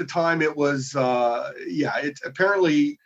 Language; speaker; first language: English; native; English